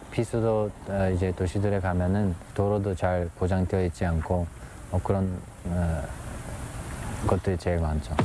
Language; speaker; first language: Korean; non-native, fluent; Persian